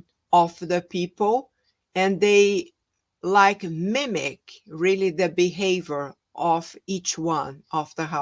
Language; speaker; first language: English; non-native, fluent; Portuguese